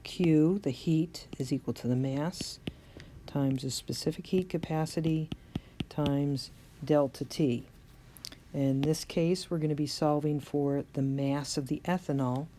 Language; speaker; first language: English; native; English